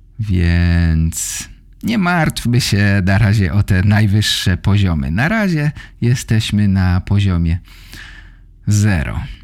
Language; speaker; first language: Polish; native; Polish